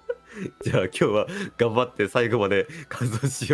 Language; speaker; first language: Japanese; native; Japanese